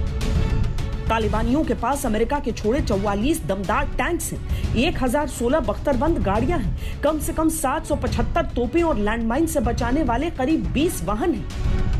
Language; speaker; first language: Hindi; native; Hindi